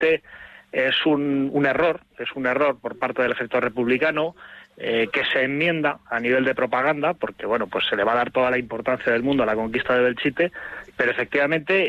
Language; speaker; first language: Spanish; native; Spanish